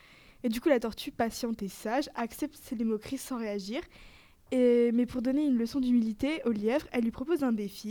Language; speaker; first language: French; native; French